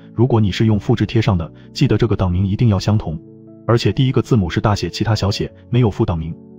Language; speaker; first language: Chinese; native; Chinese